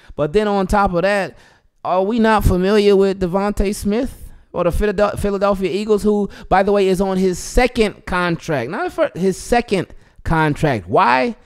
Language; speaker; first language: English; native; English